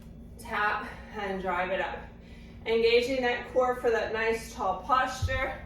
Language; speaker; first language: English; native; English